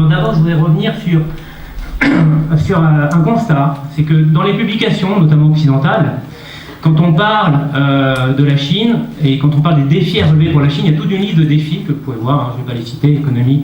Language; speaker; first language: French; native; French